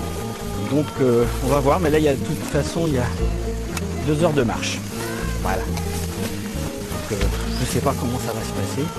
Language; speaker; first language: French; native; French